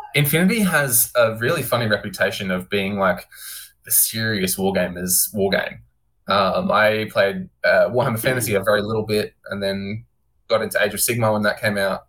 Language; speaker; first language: English; native; English